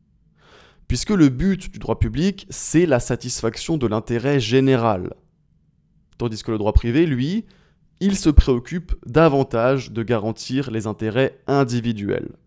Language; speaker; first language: French; native; French